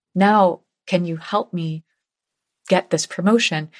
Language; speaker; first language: English; native; English